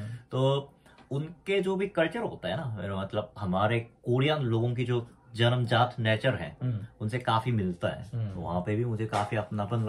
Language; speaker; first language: Hindi; non-native, fluent; Korean